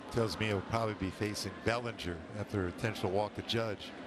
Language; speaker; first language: English; native; English